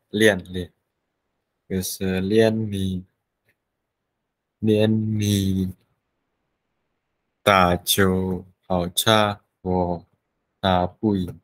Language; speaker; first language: Chinese; non-native, learner; Vietnamese